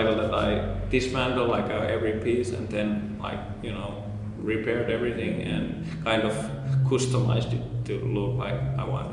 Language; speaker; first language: English; non-native, fluent; Finnish